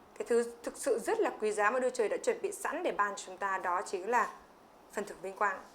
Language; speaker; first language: Vietnamese; native; Vietnamese